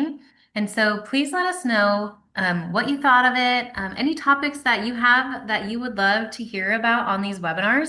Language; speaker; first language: English; native; English